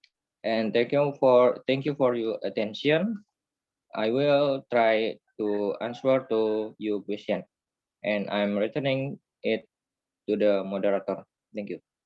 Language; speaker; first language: English; non-native, learner; Indonesian